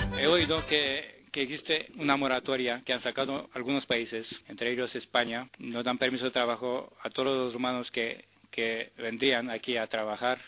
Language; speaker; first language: Spanish; non-native, fluent; Romanian